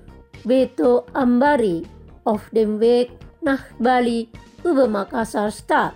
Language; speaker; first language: German; non-native, fluent; Indonesian